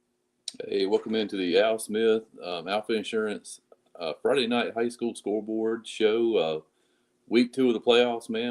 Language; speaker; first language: English; native; English